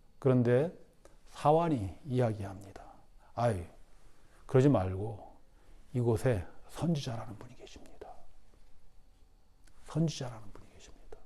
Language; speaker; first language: Korean; native; Korean